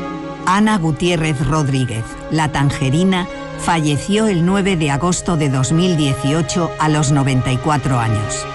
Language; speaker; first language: Spanish; native; Spanish